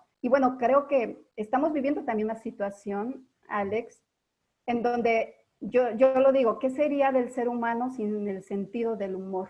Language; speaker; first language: Spanish; native; Spanish